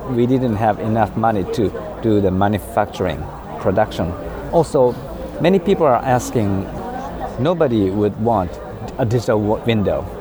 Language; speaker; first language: English; non-native, fluent; Japanese